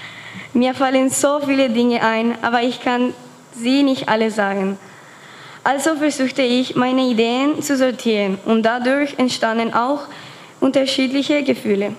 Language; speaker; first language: German; non-native, fluent; Spanish